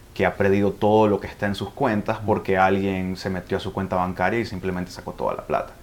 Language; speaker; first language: Spanish; early bilingual, heritage; Spanish